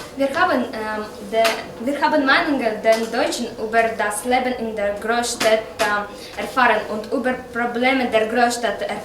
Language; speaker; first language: German; non-native, learner; Russian